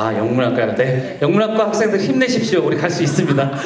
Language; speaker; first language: Korean; native; Korean